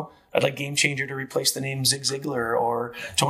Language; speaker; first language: English; native; English